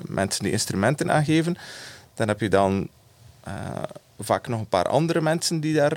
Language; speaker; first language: Dutch; native; Dutch